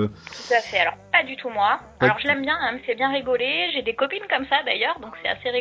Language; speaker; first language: French; native; French